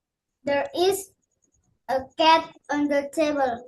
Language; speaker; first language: English; non-native, learner; Indonesian